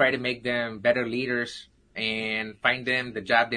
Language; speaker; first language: English; non-native, local second language; Tamil